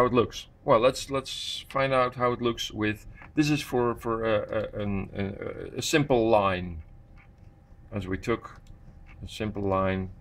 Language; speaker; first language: English; non-native, fluent; Dutch